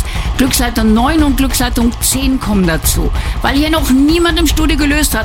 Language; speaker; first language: German; native; German